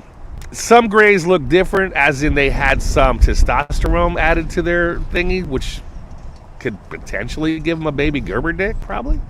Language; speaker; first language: English; native; English